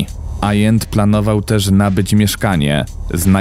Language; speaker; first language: Polish; native; Polish